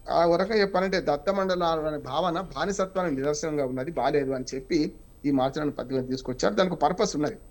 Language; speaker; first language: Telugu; native; Telugu